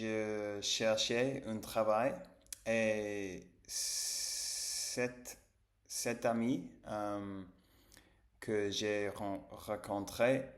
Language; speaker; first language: French; non-native, learner; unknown